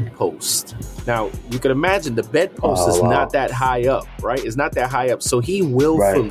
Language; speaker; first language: English; early bilingual, other home language; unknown